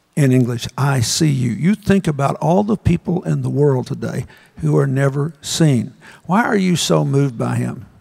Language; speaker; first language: English; native; English